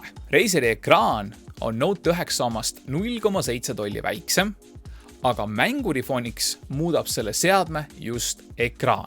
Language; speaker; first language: Estonian; native; Estonian